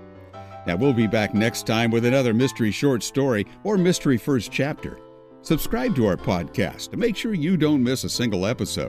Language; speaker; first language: English; native; English